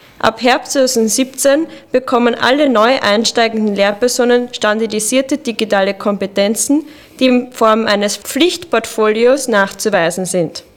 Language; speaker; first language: German; native; German